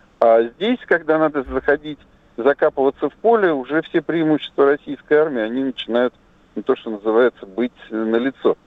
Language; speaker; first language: Russian; native; Russian